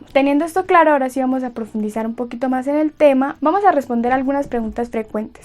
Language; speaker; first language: Spanish; native; Spanish